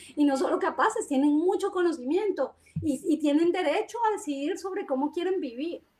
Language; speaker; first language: Spanish; native; Spanish